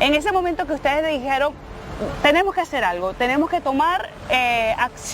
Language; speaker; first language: Spanish; native; Spanish